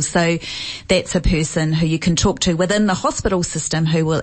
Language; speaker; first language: English; native; English